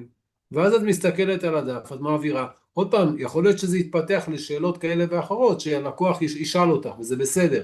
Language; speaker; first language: Hebrew; native; Hebrew